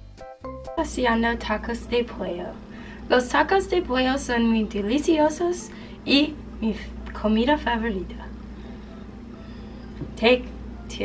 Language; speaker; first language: Spanish; non-native, learner; English